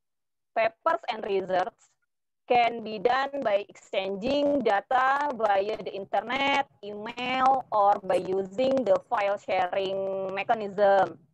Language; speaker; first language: English; non-native, learner; Indonesian